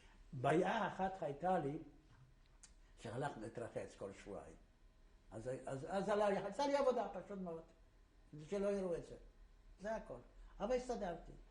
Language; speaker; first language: Hebrew; non-native, fluent; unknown